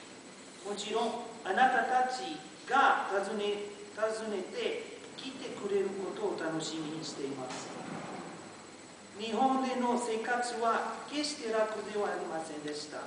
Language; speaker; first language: Japanese; non-native, learner; Portuguese